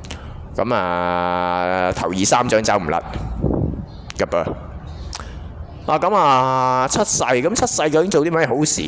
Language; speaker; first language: Cantonese; native; Cantonese